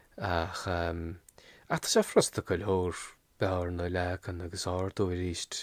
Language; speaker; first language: Irish; native; Irish